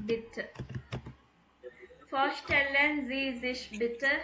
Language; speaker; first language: German; non-native, learner; Tamil